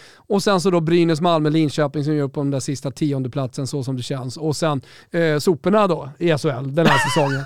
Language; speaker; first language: Swedish; native; Swedish